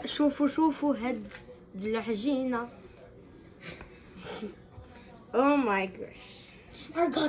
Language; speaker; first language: French; non-native, local second language; Arabic